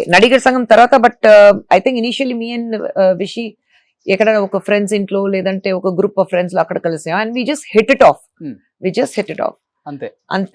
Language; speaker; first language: Telugu; non-native, fluent; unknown